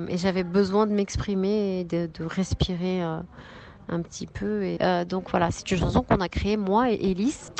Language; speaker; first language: French; native; French